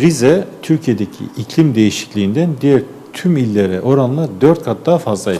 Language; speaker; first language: Turkish; native; Turkish